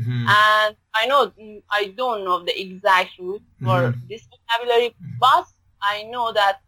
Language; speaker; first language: English; non-native, learner; Persian